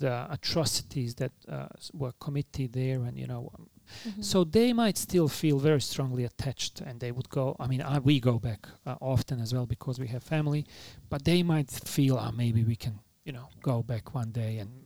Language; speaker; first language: English; non-native, fluent; Bosnian